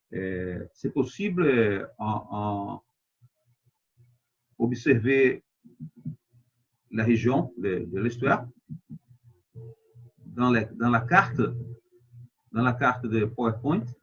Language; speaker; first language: French; non-native, fluent; Portuguese